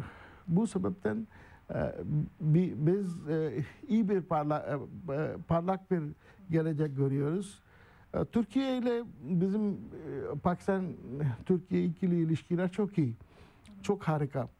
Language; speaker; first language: Turkish; non-native, learner; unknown